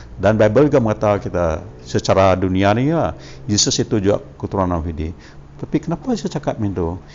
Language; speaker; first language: Malay; non-native, local second language; Iban